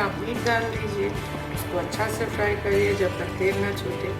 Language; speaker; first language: Hindi; non-native, local second language; Bangla